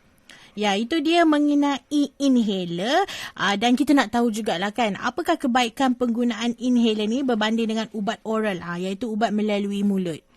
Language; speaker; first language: Malay; native; Malay